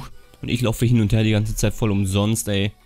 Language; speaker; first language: German; native; German